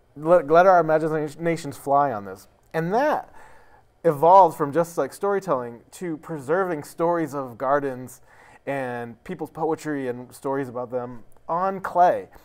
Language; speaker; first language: English; native; English